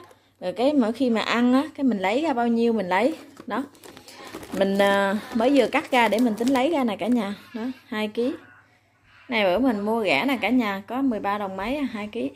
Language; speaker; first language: Vietnamese; native; Vietnamese